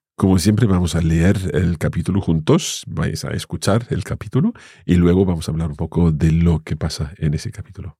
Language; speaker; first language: Spanish; non-native, fluent; English